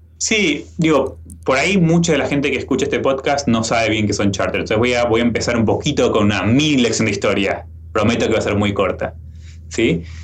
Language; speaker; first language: Spanish; native; Spanish